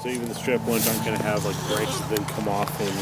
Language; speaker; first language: English; native; English